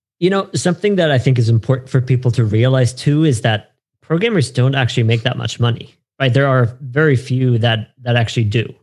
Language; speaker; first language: English; non-native, fluent; German